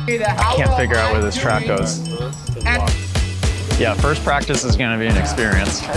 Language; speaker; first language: English; native; English